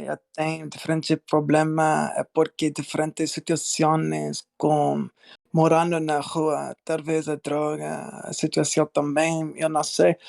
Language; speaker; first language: Portuguese; non-native, learner; English